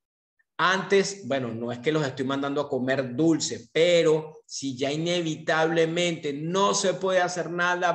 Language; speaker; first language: Spanish; native; Spanish